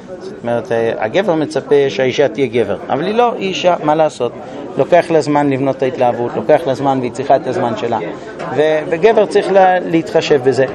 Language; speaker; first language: Hebrew; non-native, fluent; English